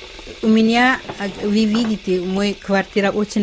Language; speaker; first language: Russian; non-native, local second language; Uzbek